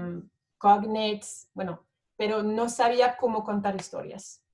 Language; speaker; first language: Spanish; non-native, fluent; French